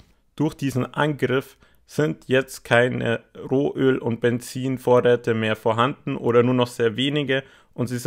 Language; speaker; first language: German; native; German